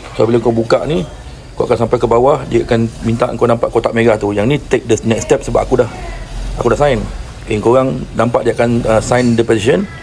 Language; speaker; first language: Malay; native; Malay